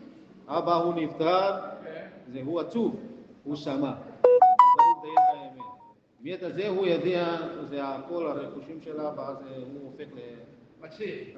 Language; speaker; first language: Hebrew; non-native, learner; Mizo